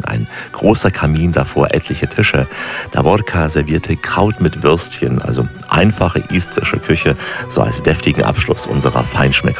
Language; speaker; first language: German; native; German